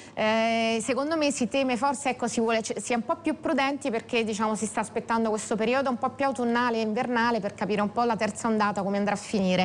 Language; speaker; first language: Italian; native; Italian